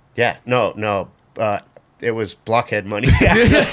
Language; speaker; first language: English; native; English